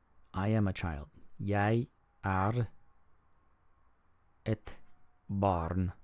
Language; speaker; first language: Norwegian; non-native, learner; English